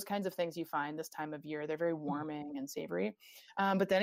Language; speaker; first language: English; native; English